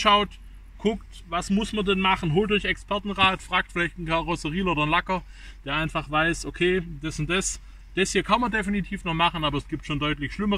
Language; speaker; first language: German; native; German